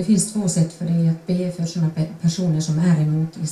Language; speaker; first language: Swedish; non-native, fluent; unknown